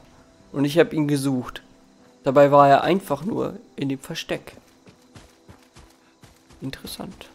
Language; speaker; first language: German; native; German